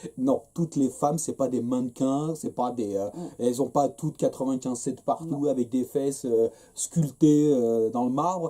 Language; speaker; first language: French; native; French